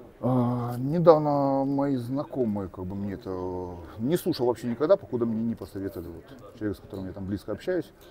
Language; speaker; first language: Russian; native; Russian